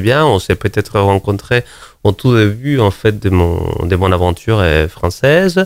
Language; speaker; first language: French; non-native, fluent; Spanish